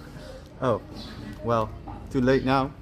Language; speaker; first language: English; non-native, fluent; Dutch